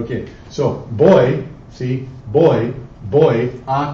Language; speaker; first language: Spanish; non-native, fluent; English